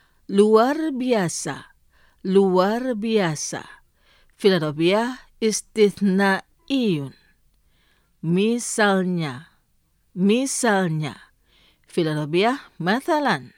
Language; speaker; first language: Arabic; non-native, fluent; Indonesian